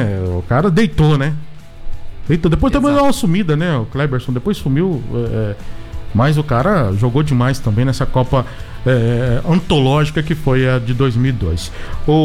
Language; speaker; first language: Portuguese; native; Portuguese